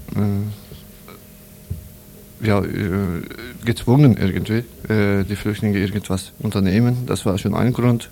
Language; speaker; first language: German; non-native, learner; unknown